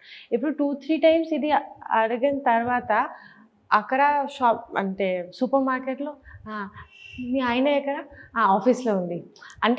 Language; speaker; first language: Telugu; non-native, fluent; Bangla